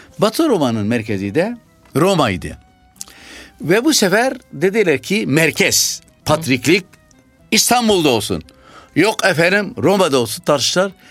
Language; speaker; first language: Turkish; non-native, fluent; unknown